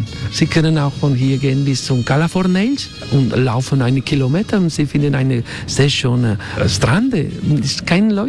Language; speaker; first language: German; non-native, learner; Spanish